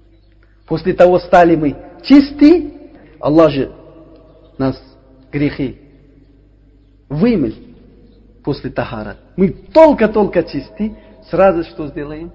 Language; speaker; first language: Russian; non-native, learner; Uzbek